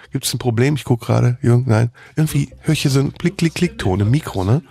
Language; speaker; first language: German; early bilingual, other home language; Turkish